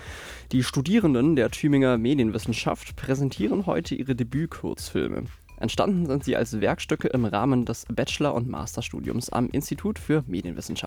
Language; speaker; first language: German; native; German